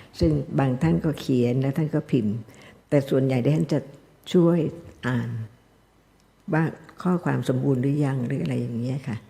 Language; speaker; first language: Thai; native; Thai